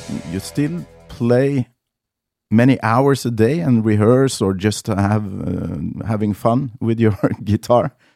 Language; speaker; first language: English; non-native, fluent; Norwegian